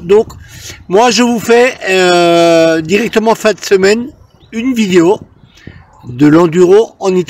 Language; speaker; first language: French; native; French